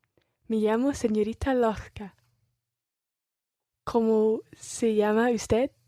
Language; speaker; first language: Spanish; non-native, learner; English